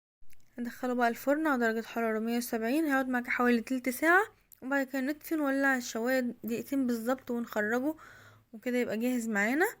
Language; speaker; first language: Arabic; native; Arabic